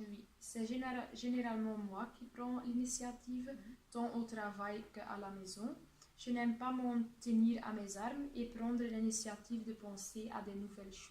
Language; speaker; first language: French; non-native, local second language; Dutch